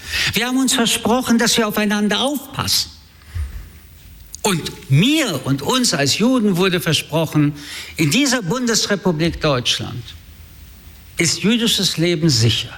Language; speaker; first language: German; early bilingual, other home language; French